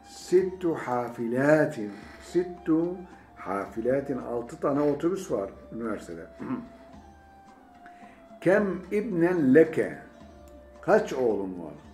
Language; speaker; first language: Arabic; non-native, fluent; Turkish